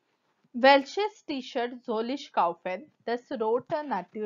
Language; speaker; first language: German; non-native, fluent; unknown